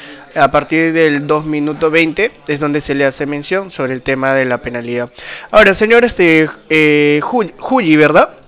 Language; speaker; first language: Spanish; native; Spanish